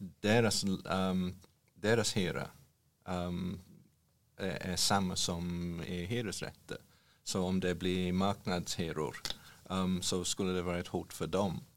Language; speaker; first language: Swedish; non-native, fluent; English